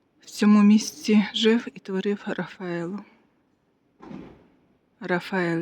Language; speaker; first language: Ukrainian; native; Ukrainian